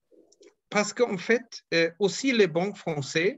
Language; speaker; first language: French; non-native, fluent; German